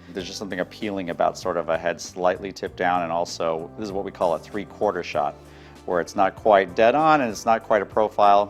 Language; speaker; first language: English; native; English